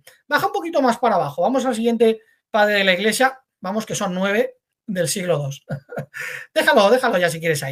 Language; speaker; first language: Spanish; native; Spanish